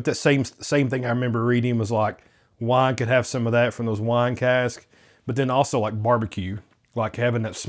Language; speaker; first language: English; native; English